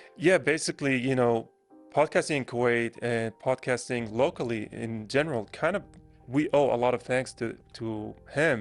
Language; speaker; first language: English; non-native, fluent; Arabic